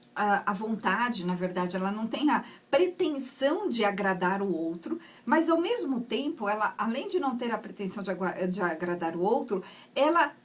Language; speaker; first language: Portuguese; native; Portuguese